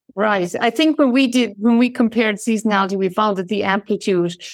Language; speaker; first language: English; native; English